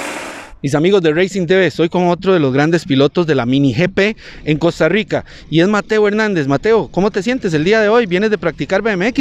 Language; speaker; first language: Spanish; native; Spanish